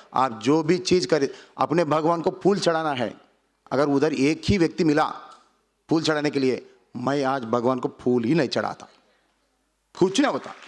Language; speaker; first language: Hindi; non-native, local second language; Telugu